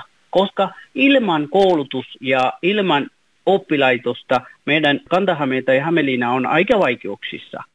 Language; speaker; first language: Finnish; non-native, fluent; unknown